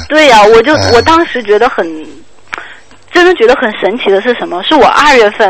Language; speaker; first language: Chinese; native; Chinese